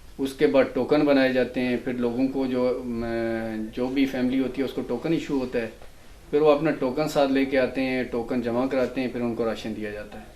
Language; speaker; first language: Urdu; non-native, local second language; Punjabi